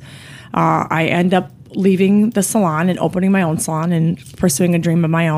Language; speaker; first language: English; native; English